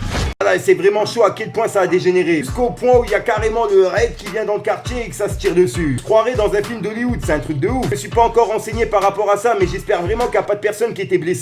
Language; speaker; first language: French; native; French